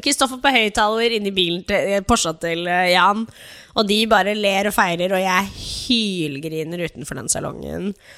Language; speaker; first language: Norwegian; early bilingual, other home language; English